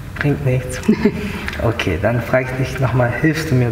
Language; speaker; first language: German; native; German